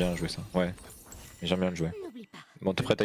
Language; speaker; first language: French; native; French